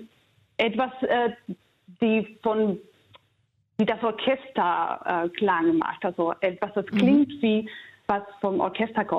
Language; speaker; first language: German; non-native, fluent; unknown